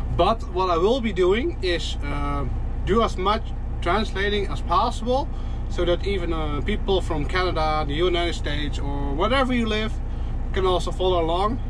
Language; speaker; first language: English; non-native, fluent; Dutch